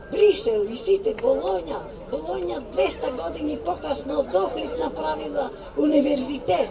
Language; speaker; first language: Macedonian; native; Macedonian